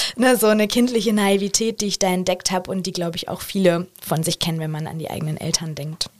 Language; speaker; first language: German; native; German